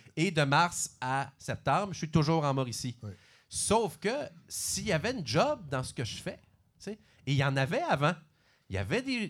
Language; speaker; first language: French; native; French